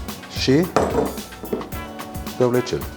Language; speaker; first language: Romanian; non-native, learner; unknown